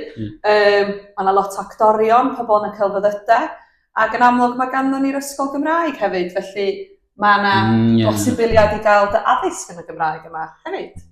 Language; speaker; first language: Welsh; native; Welsh